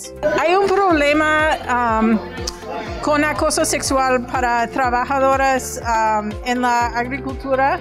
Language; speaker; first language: Spanish; non-native, fluent; English